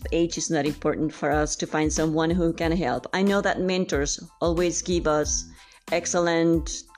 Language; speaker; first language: English; non-native, fluent; Spanish